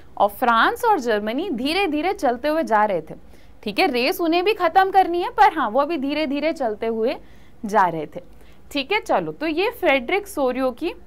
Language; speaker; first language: Hindi; native; Hindi